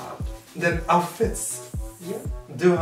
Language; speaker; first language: Swedish; non-native, fluent; English